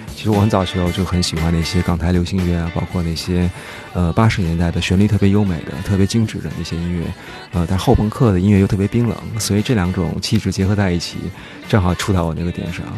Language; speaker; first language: Chinese; native; Chinese